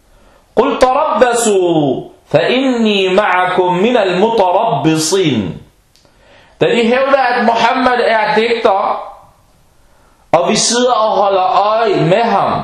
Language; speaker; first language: Danish; non-native, local second language; Arabic